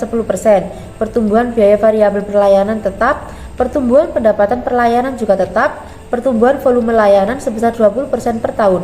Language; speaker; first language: Indonesian; native; Indonesian